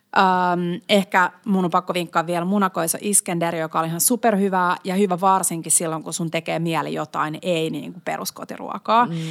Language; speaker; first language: Finnish; non-native, local second language; Swedish